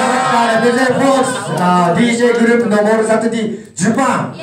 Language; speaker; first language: Indonesian; non-native, learner; Japanese